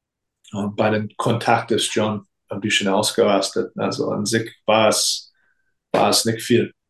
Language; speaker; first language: German; non-native, fluent; English